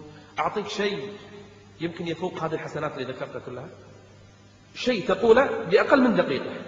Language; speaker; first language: Arabic; native; Arabic